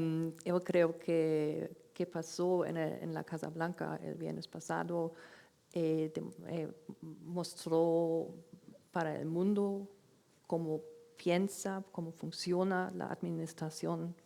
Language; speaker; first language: Spanish; non-native, fluent; German